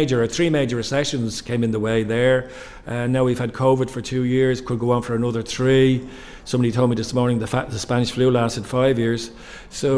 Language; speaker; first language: English; native; English